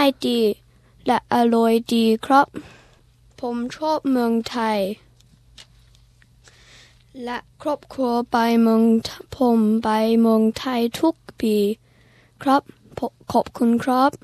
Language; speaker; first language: Thai; early bilingual, heritage; Thai